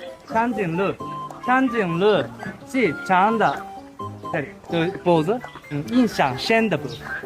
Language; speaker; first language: Chinese; non-native, learner; Japanese